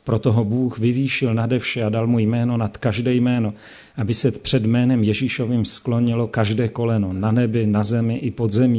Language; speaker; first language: Czech; native; Czech